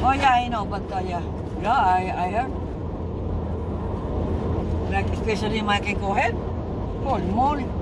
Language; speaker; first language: English; non-native, learner; Filipino